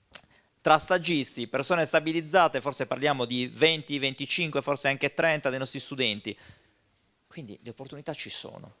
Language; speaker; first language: Italian; native; Italian